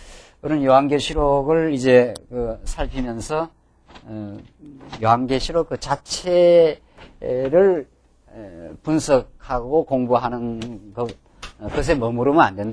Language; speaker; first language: Korean; native; Korean